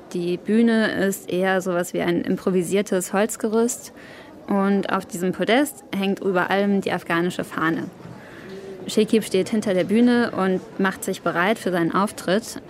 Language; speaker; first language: German; native; German